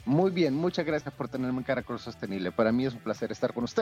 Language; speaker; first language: Spanish; native; Spanish